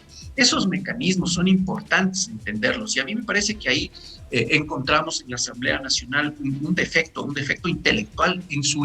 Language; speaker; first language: Spanish; native; Spanish